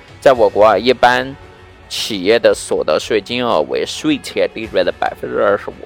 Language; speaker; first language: Chinese; native; Chinese